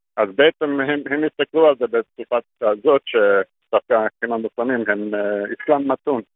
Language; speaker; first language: Hebrew; non-native, fluent; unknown